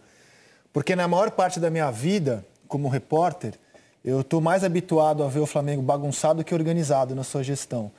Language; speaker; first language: Portuguese; native; Portuguese